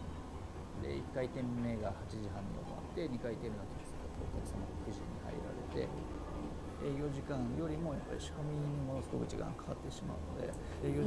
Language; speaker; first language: Japanese; native; Japanese